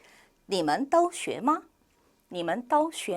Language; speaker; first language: Chinese; non-native, fluent; Korean